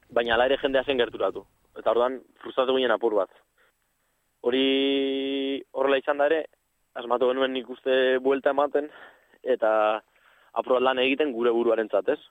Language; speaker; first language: Basque; non-native, local second language; Spanish